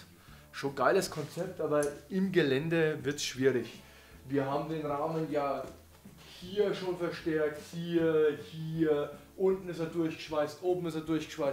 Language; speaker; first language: German; native; German